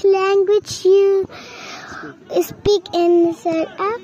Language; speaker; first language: English; non-native, learner; Persian